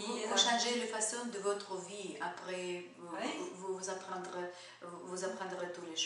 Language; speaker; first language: French; non-native, learner; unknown